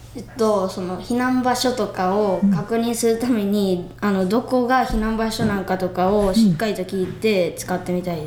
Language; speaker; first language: Japanese; native; Japanese